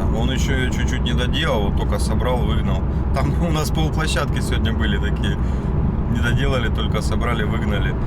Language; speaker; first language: Russian; native; Russian